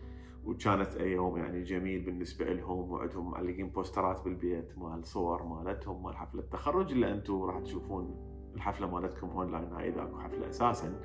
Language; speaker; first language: Arabic; native; Arabic